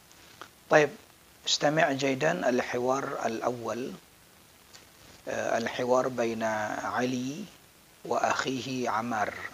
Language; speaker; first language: Arabic; non-native, fluent; Indonesian